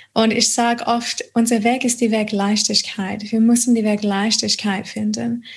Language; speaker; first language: German; non-native, fluent; English